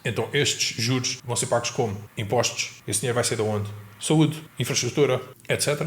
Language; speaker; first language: Portuguese; native; Portuguese